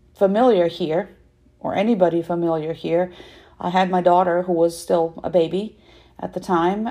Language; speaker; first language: English; non-native, fluent; Russian